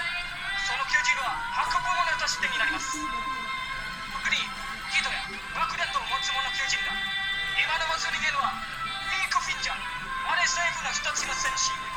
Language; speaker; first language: Japanese; non-native, learner; Indonesian